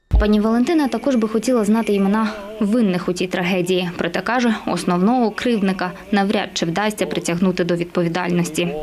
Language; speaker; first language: Ukrainian; native; Ukrainian